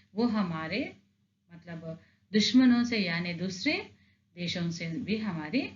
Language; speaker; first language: Hindi; non-native, local second language; Telugu